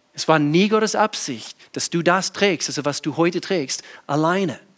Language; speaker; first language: German; non-native, fluent; English